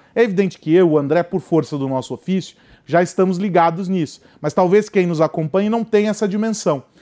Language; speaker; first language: Portuguese; native; Portuguese